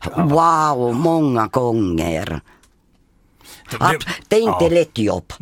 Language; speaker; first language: Swedish; non-native, fluent; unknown